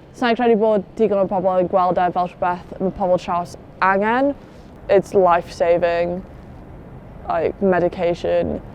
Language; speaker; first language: Welsh; non-native, local second language; English